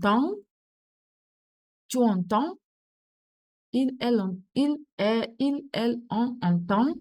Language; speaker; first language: French; non-native, fluent; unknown